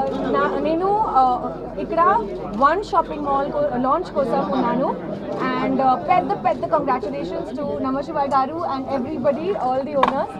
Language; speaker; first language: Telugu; non-native, learner; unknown